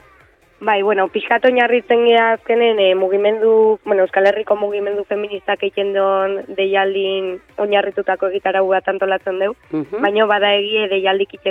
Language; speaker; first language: Basque; native; Basque